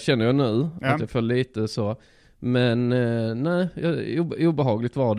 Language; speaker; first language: Swedish; native; Swedish